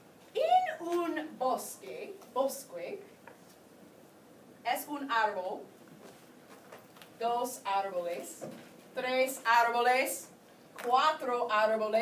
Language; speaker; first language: Spanish; non-native, fluent; English